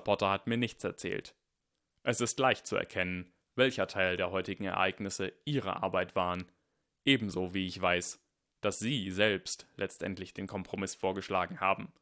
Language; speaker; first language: German; native; German